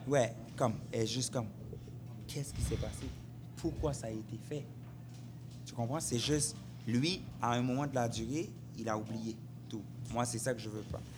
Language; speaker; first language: French; non-native, local second language; Haitian Creole